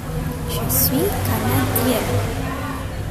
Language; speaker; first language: French; non-native, fluent; Indonesian